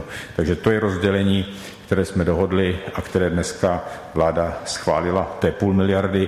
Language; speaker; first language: Czech; native; Czech